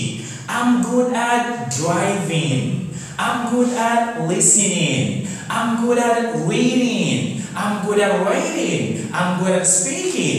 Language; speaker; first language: English; non-native, fluent; Comorian